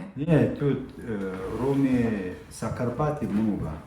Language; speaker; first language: Ukrainian; non-native, learner; Korean